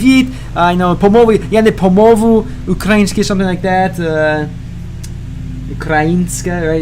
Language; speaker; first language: Russian; non-native, learner; English